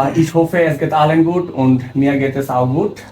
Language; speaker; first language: German; non-native, fluent; Bangla